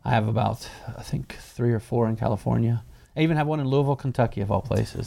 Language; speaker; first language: English; native; English